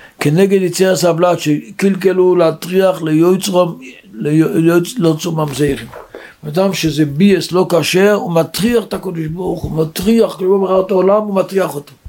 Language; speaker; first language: Hebrew; non-native, local second language; Yiddish